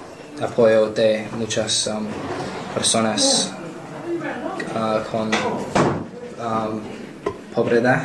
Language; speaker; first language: Spanish; non-native, learner; English